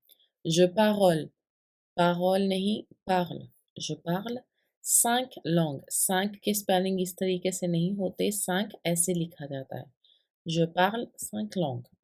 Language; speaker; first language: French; non-native, fluent; Hindi